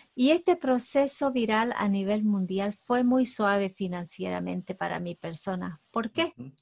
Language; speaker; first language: Spanish; native; Spanish